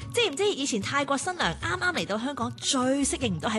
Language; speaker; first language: Cantonese; native; Cantonese